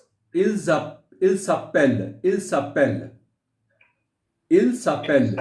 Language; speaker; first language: French; non-native, fluent; Hindi